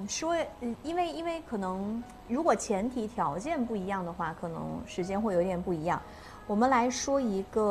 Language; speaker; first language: Chinese; native; Chinese